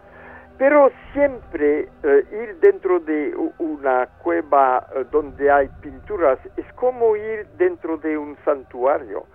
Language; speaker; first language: Spanish; non-native, fluent; French